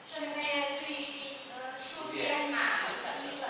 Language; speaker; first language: Chinese; non-native, learner; Vietnamese